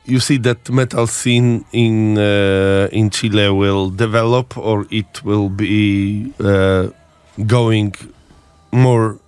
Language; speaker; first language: English; non-native, learner; Polish